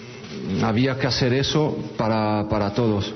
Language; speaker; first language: Spanish; non-native, fluent; French